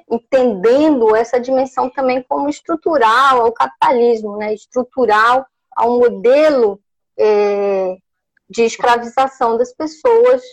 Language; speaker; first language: Portuguese; native; Portuguese